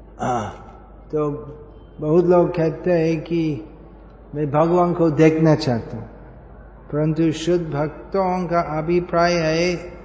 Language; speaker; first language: Hindi; non-native, fluent; English